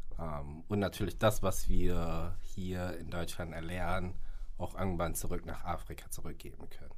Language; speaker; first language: German; early bilingual, other home language; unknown